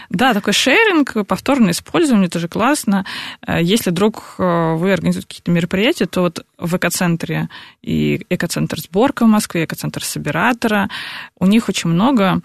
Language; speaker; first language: Russian; native; Russian